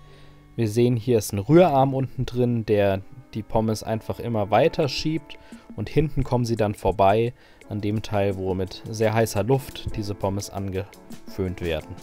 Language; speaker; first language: German; native; German